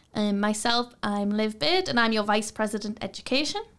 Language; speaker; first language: English; native; English